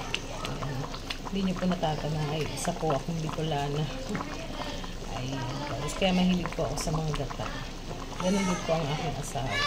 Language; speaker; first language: Filipino; non-native, local second language; Bikol